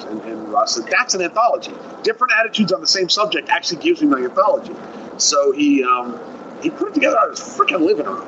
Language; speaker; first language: English; native; English